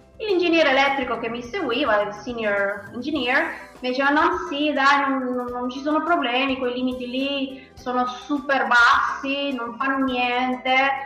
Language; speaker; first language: Italian; non-native, fluent; Spanish